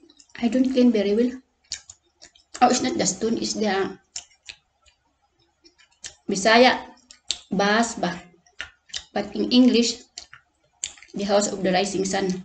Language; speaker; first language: English; non-native, local second language; Cebuano